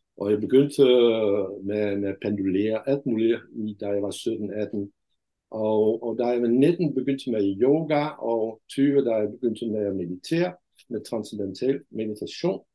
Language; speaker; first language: Danish; non-native, fluent; Dutch